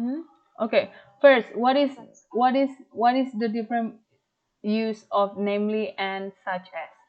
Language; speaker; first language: English; non-native, fluent; Indonesian